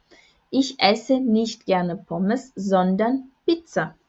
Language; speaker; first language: German; non-native, fluent; Portuguese